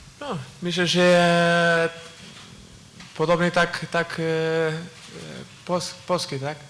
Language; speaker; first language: Polish; non-native, learner; Portuguese